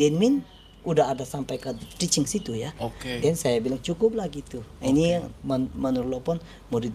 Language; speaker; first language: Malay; non-native, learner; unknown